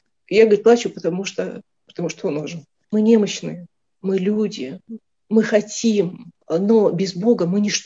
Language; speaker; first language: Russian; native; Russian